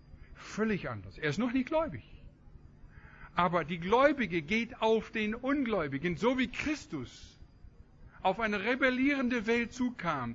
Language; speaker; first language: German; non-native, fluent; English